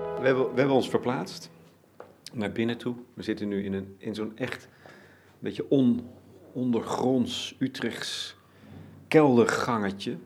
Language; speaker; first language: Dutch; native; Dutch